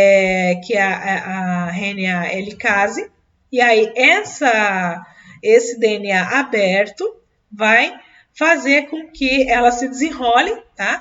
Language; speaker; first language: Portuguese; native; Portuguese